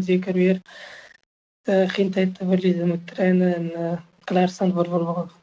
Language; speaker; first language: Dutch; non-native, fluent; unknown